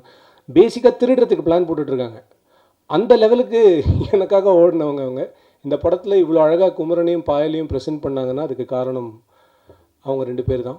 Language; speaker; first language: Tamil; native; Tamil